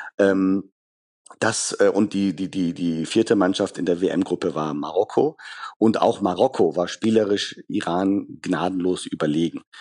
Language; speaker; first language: German; early bilingual, other home language; Persian